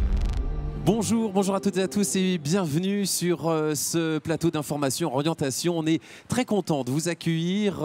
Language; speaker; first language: French; native; French